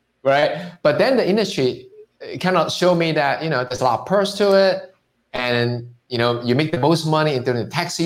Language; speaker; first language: English; non-native, local second language; Cantonese